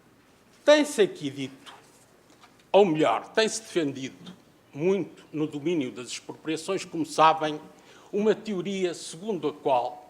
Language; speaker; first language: Portuguese; native; Portuguese